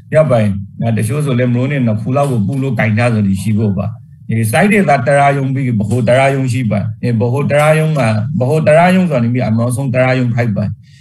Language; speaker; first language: Burmese; native; Burmese